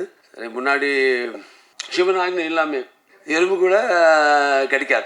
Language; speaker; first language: Tamil; non-native, local second language; Telugu